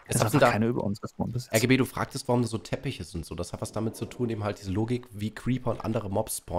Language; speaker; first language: German; native; German